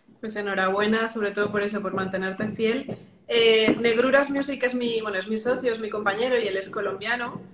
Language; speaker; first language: Spanish; native; Spanish